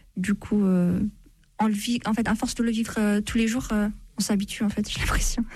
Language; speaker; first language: French; non-native, fluent; Amharic